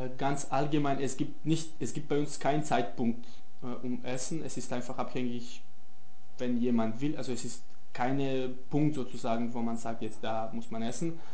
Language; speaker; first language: German; non-native, fluent; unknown